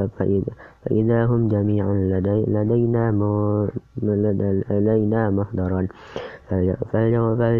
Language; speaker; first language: Arabic; non-native, learner; Indonesian